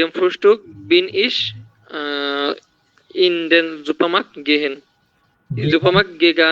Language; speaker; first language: German; non-native, learner; Bangla